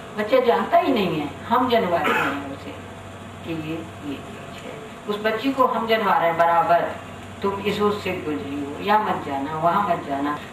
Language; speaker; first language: Hindi; native; Hindi